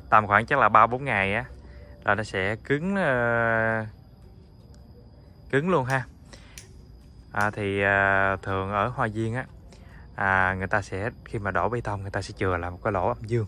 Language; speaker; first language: Vietnamese; native; Vietnamese